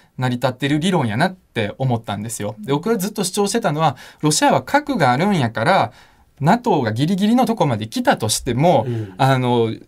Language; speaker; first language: Japanese; early bilingual, other home language; Russian